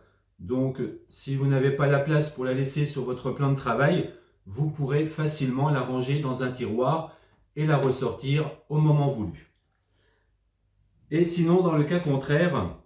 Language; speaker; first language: French; native; French